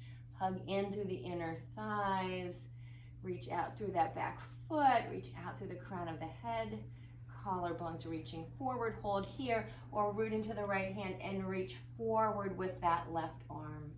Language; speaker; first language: English; native; English